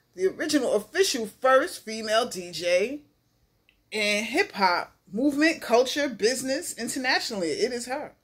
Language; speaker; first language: English; native; English